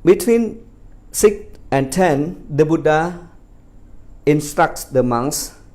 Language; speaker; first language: English; non-native, fluent; Khmer